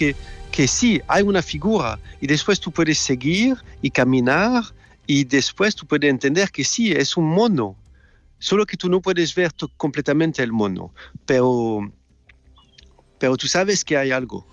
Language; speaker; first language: Spanish; non-native, fluent; French